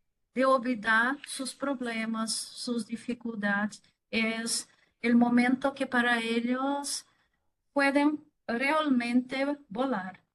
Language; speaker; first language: Spanish; non-native, fluent; Portuguese